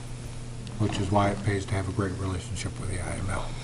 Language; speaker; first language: English; native; English